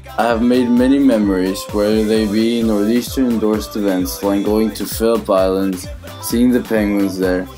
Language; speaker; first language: English; non-native, fluent; Spanish